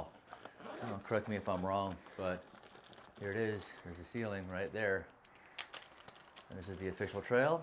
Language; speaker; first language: English; native; English